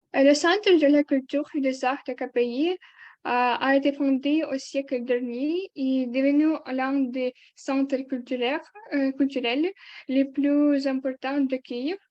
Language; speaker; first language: French; non-native, learner; Ukrainian